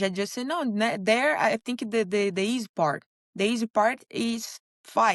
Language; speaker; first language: English; non-native, learner; Portuguese